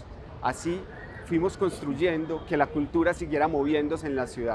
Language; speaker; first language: Spanish; native; Spanish